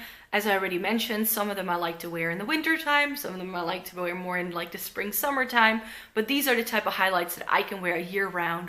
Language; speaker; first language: English; non-native, fluent; Dutch